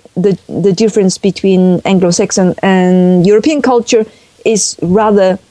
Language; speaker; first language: English; non-native, fluent; Chinese